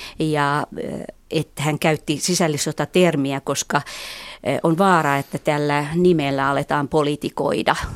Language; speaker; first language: Finnish; native; Finnish